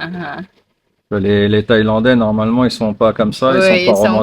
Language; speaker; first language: French; native; French